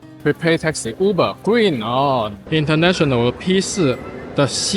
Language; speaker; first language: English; non-native, learner; Chinese